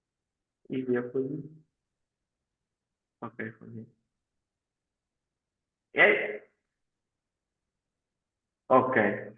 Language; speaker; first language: English; non-native, fluent; Vietnamese